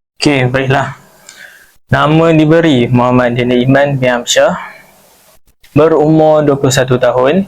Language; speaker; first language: Malay; native; Malay